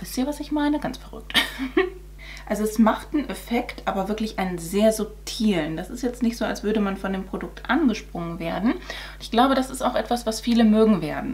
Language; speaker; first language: German; native; German